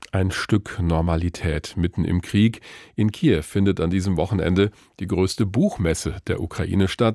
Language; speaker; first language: German; native; German